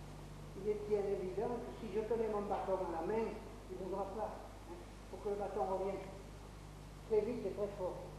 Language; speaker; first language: French; native; French